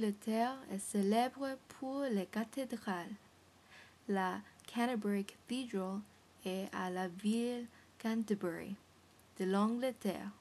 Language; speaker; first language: French; non-native, learner; English